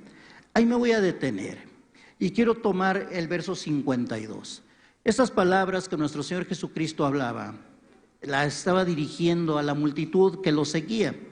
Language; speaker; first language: Spanish; native; Spanish